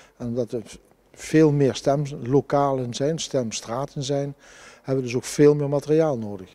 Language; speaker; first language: Dutch; native; Dutch